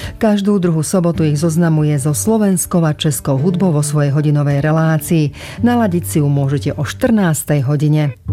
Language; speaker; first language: Slovak; native; Slovak